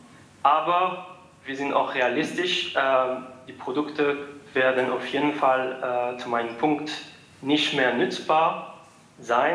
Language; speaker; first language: German; non-native, fluent; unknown